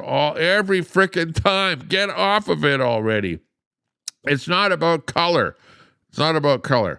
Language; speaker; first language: English; native; English